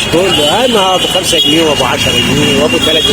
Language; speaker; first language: Arabic; native; Arabic